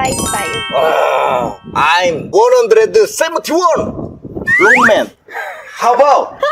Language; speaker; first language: English; non-native, learner; Korean